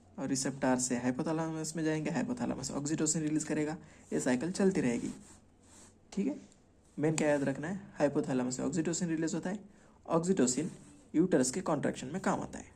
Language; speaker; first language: Hindi; non-native, local second language; Marathi